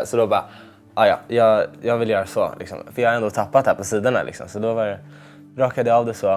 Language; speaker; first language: Swedish; native; Swedish